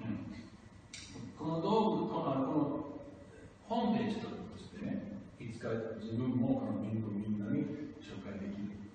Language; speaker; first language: Japanese; non-native, fluent; English